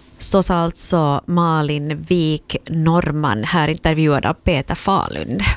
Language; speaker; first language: Swedish; native; Swedish